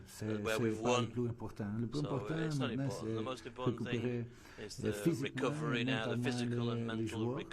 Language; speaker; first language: French; non-native, fluent; Portuguese